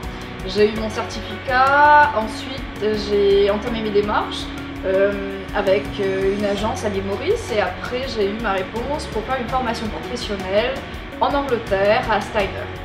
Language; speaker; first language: French; non-native, local second language; Morisyen